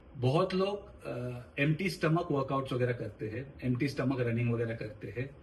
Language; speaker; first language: Hindi; non-native, local second language; Marathi